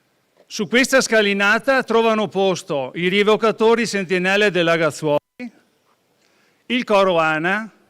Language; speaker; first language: Italian; native; Italian